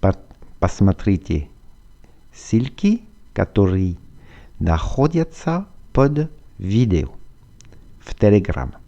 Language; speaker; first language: Russian; non-native, fluent; French